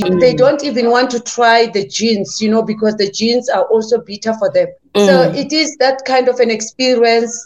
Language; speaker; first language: English; non-native, local second language; Southern Sotho